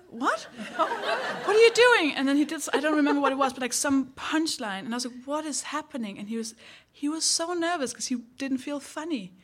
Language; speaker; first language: English; non-native, fluent; Danish